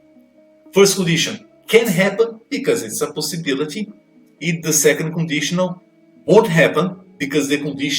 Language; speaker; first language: English; non-native, fluent; Portuguese